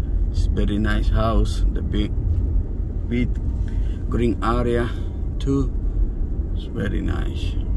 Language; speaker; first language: English; non-native, learner; Spanish